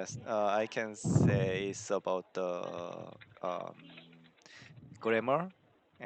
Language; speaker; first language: English; non-native, learner; Korean